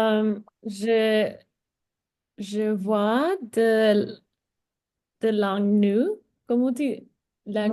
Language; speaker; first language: French; non-native, learner; Spanish